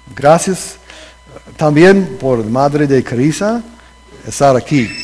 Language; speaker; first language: Spanish; non-native, learner; English